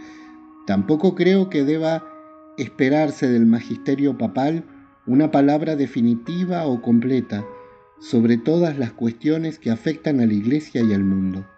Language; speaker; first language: Spanish; native; Spanish